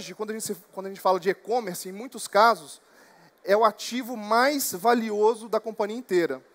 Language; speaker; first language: Portuguese; native; Portuguese